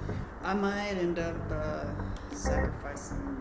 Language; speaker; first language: English; native; English